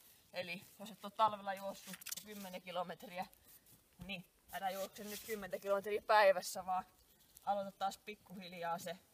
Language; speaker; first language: Finnish; native; Finnish